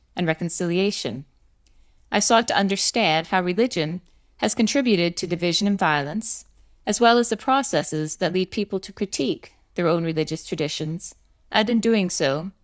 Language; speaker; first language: English; native; English